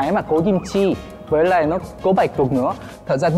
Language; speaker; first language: Vietnamese; non-native, fluent; Korean